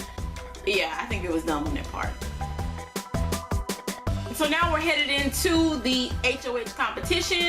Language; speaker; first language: English; native; English